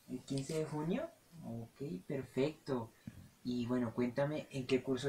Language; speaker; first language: Spanish; native; Spanish